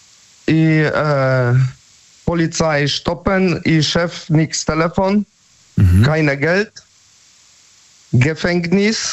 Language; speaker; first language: German; non-native, learner; Polish